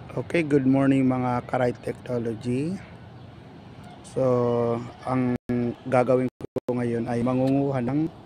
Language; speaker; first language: Filipino; non-native, local second language; Bikol